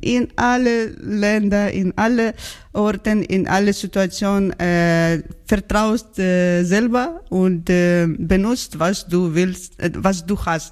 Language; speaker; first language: German; non-native, learner; Georgian